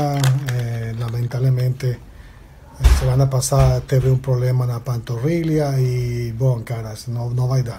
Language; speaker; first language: Portuguese; non-native, fluent; Spanish